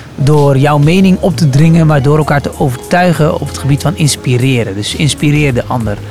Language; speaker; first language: Dutch; early bilingual, other home language; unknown